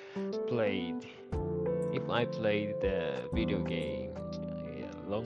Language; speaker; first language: English; non-native, learner; Japanese